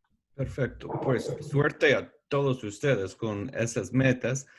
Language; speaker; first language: Spanish; non-native, learner; English